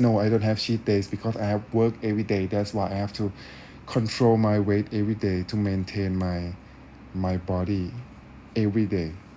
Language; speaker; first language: English; non-native, learner; Thai